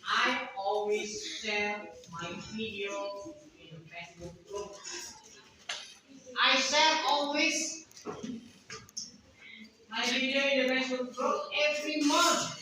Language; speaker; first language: English; non-native, learner; Indonesian